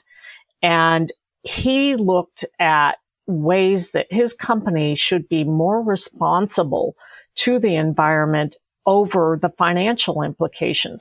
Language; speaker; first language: English; native; English